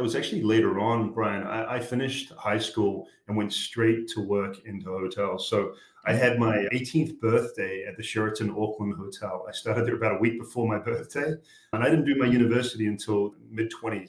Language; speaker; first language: English; native; English